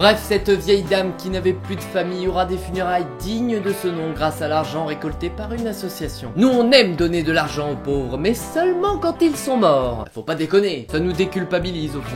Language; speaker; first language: French; native; French